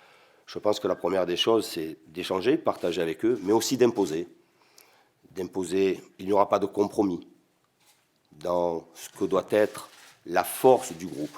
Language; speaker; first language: French; native; French